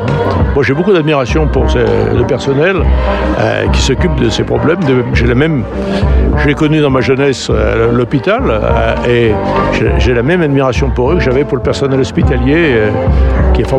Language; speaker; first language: French; native; French